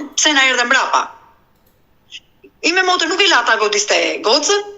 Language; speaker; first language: Albanian; native; Albanian